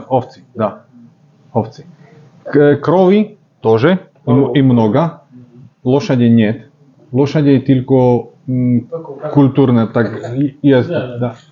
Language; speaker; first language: Russian; non-native, learner; Slovak